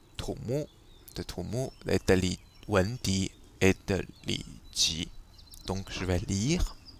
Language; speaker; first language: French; non-native, fluent; Chinese